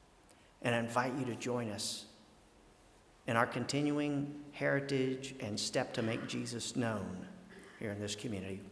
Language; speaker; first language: English; native; English